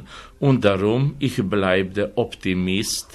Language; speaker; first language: German; non-native, fluent; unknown